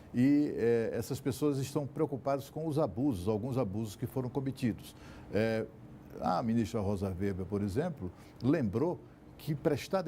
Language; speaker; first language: Portuguese; native; Portuguese